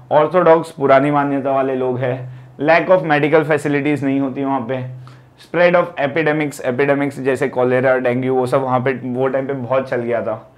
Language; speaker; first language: Hindi; non-native, local second language; Gujarati